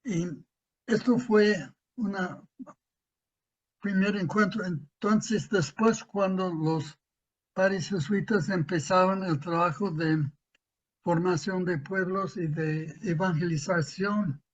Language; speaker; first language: Spanish; non-native, fluent; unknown